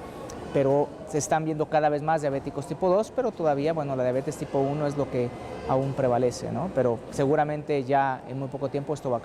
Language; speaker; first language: Spanish; native; Spanish